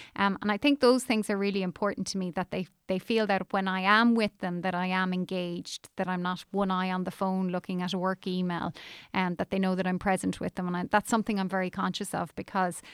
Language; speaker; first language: English; native; English